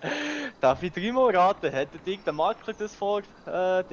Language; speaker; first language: German; native; German